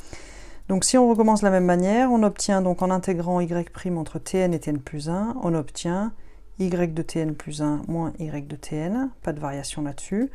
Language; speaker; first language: French; native; French